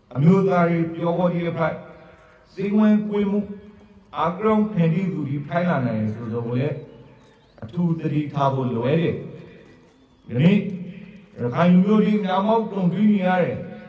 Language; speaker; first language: Burmese; native; Burmese